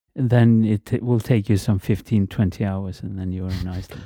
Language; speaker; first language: English; non-native, fluent; Icelandic